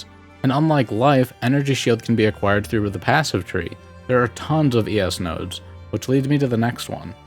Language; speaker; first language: English; native; English